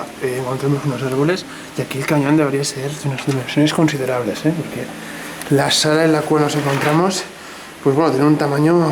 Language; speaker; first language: Spanish; native; Spanish